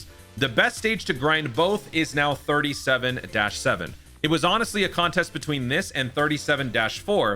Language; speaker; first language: English; native; English